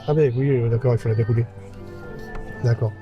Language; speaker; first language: French; native; French